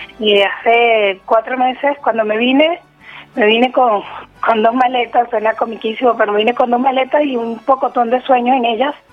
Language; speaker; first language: Spanish; native; Spanish